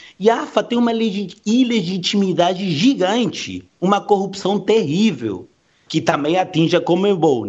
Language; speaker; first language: Portuguese; non-native, fluent; Spanish